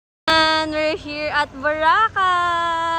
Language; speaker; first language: English; non-native, local second language; Filipino